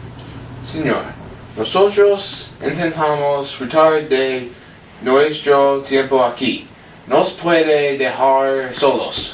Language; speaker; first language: Spanish; non-native, learner; English